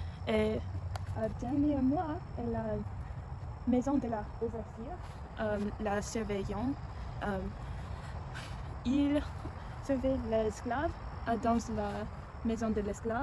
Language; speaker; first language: French; non-native, learner; English